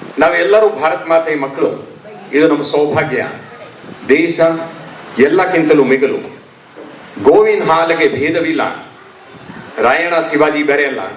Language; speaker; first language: Kannada; non-native, local second language; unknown